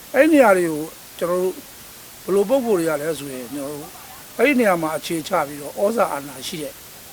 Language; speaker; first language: Burmese; native; Burmese